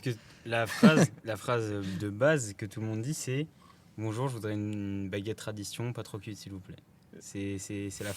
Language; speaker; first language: French; native; French